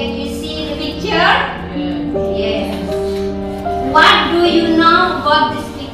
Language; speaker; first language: English; non-native, learner; Indonesian